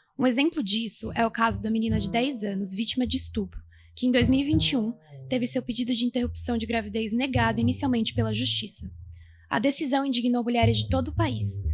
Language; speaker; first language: Portuguese; native; Portuguese